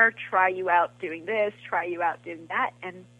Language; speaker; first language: English; native; English